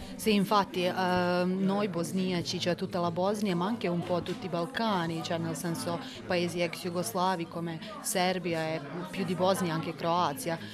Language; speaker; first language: Italian; non-native, fluent; Bosnian